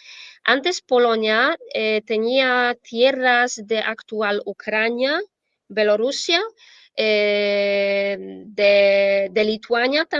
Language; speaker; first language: Spanish; non-native, fluent; Polish